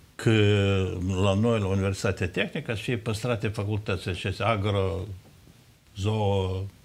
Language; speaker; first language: Romanian; native; Romanian